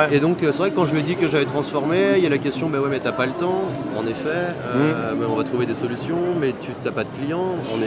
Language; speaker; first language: French; native; French